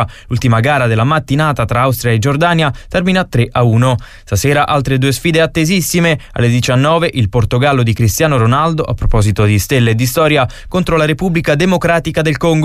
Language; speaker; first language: Italian; native; Italian